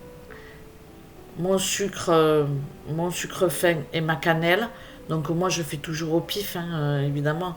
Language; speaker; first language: French; native; French